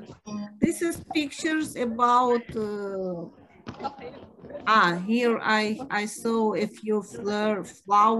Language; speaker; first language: English; non-native, learner; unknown